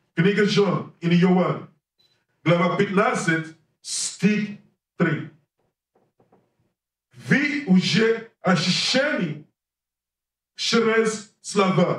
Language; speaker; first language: Russian; non-native, learner; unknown